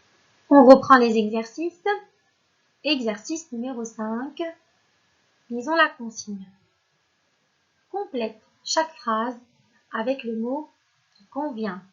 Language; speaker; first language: French; non-native, local second language; Arabic